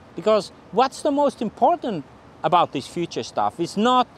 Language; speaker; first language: English; non-native, fluent; Finnish